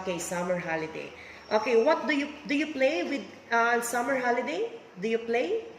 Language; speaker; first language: English; non-native, fluent; Vietnamese